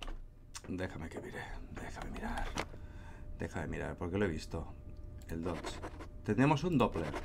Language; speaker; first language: Spanish; native; Spanish